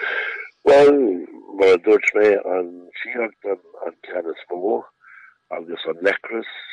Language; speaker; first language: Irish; non-native, local second language; English